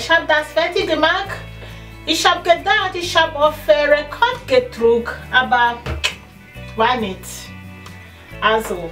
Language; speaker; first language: German; non-native, learner; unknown